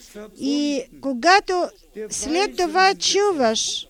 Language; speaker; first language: Bulgarian; non-native, fluent; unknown